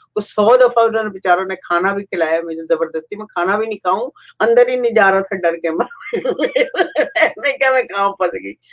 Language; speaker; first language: Urdu; native; Urdu